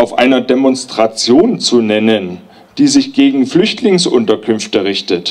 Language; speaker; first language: German; native; German